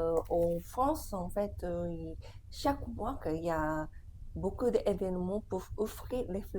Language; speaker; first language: French; non-native, fluent; Japanese